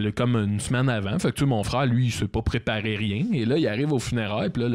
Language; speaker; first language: French; native; French